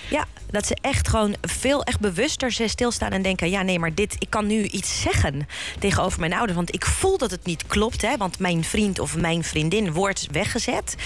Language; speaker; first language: Dutch; early bilingual, other home language; Bosnian